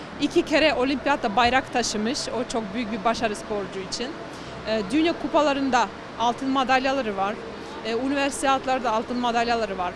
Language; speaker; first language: Turkish; non-native, fluent; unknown